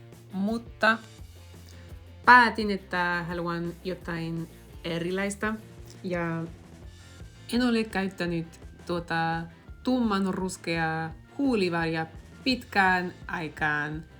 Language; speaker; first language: Finnish; non-native, fluent; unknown